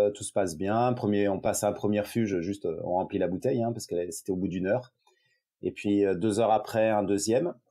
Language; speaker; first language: French; native; French